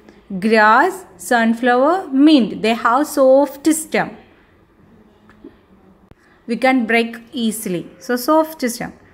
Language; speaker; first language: English; non-native, local second language; Malayalam